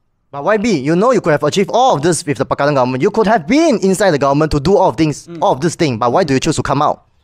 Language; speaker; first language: English; non-native, local second language; Chinese